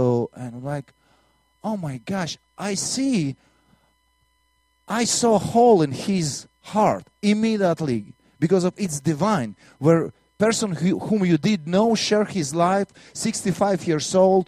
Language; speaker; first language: English; non-native, learner; Russian